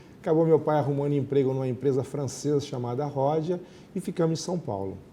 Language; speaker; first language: Portuguese; native; Portuguese